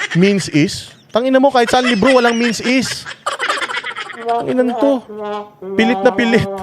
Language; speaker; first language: Filipino; native; Filipino